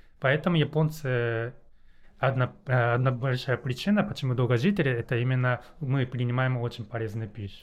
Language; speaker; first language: Russian; non-native, learner; Japanese